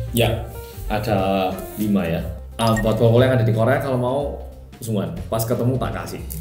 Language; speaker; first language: Indonesian; non-native, fluent; Korean